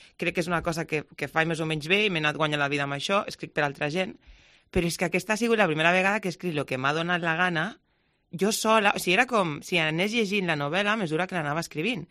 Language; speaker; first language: Catalan; non-native, local second language; Spanish